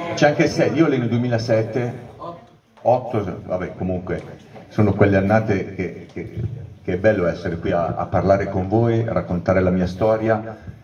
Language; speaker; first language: Italian; native; Italian